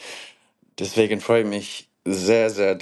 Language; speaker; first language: German; non-native, fluent; English